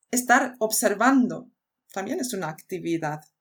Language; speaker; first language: Spanish; non-native, fluent; Swedish